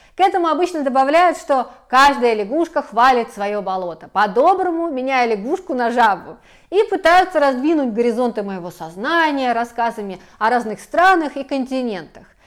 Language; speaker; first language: Russian; native; Russian